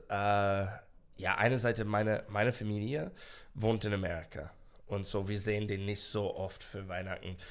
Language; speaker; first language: German; non-native, fluent; English